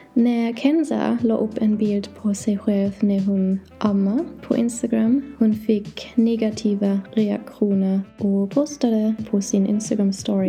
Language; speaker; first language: Swedish; non-native, learner; English